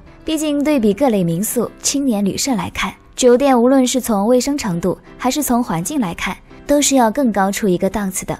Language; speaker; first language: Chinese; native; Chinese